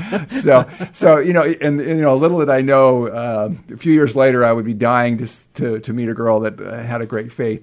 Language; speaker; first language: English; native; English